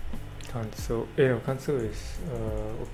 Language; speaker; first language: Japanese; non-native, learner; English